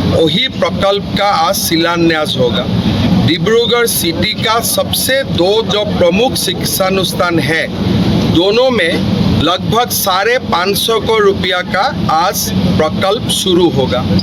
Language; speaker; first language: Hindi; non-native, local second language; Assamese